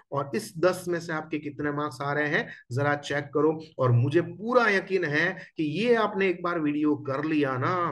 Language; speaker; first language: Hindi; non-native, local second language; Gujarati